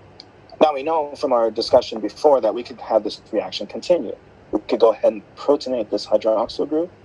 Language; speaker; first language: English; native; English